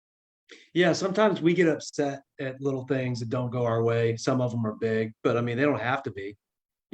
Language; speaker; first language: English; native; English